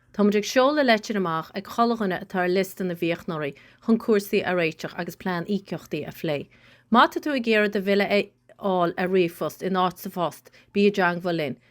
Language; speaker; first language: Irish; native; Irish